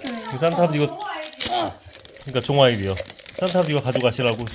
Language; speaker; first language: Korean; native; Korean